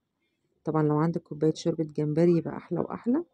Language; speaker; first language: Arabic; native; Arabic